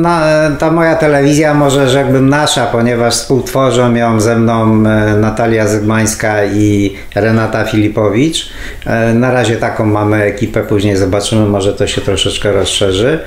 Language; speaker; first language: Polish; native; Polish